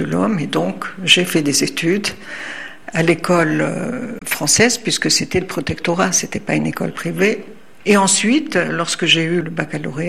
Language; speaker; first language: French; non-native, local second language; Arabic